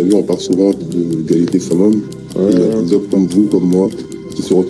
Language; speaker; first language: French; native; French